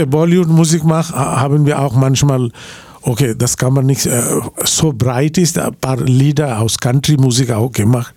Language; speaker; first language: German; non-native, fluent; Bangla